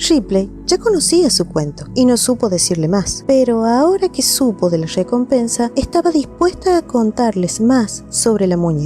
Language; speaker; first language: Spanish; native; Spanish